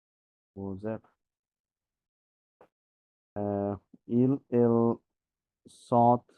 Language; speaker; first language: French; non-native, learner; Bangla